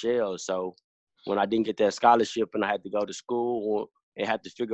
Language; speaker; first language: English; native; English